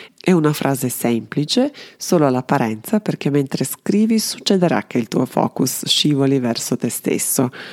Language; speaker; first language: Italian; non-native, fluent; Serbian